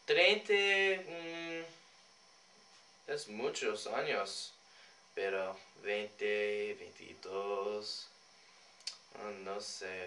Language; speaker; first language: Spanish; non-native, learner; English